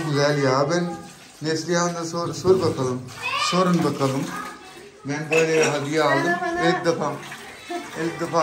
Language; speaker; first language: Turkish; non-native, learner; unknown